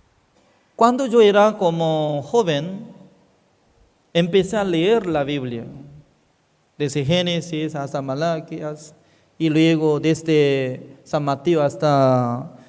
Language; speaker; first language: Spanish; non-native, fluent; Korean